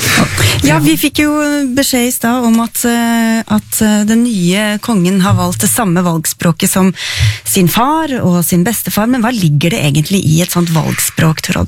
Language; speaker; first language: Norwegian; native; Norwegian